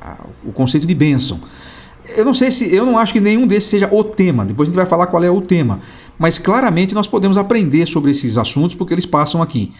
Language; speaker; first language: Portuguese; native; Portuguese